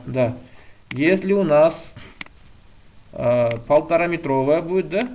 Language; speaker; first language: Russian; native; Russian